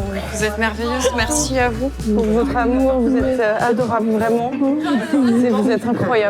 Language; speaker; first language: French; native; French